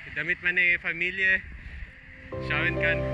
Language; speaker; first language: German; non-native, learner; Filipino